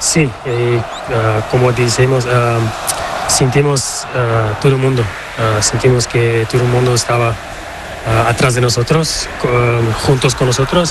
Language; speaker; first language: Spanish; non-native, learner; Portuguese